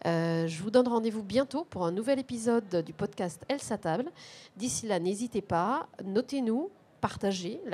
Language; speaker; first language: French; native; French